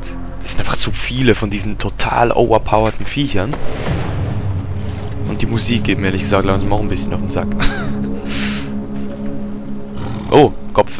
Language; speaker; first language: German; native; German